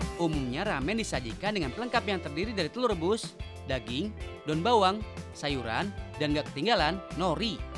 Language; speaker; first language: Indonesian; native; Indonesian